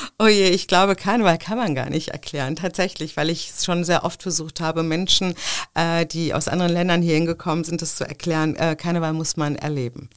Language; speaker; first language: German; early bilingual, other home language; Turkish